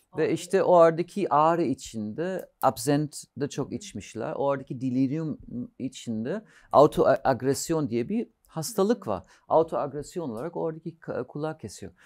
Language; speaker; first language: Turkish; non-native, fluent; German